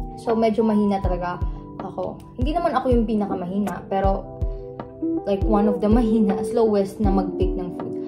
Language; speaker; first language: Filipino; non-native, local second language; Cebuano